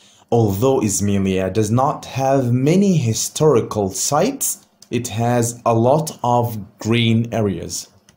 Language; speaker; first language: English; non-native, fluent; Arabic